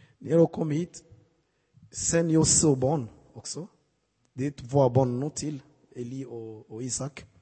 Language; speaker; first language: Swedish; non-native, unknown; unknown